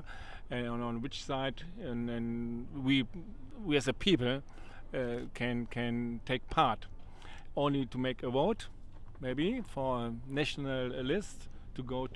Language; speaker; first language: English; non-native, learner; German